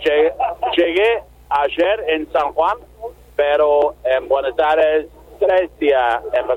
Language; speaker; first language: Spanish; non-native, learner; English